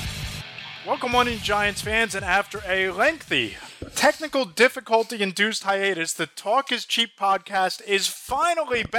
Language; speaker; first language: English; native; English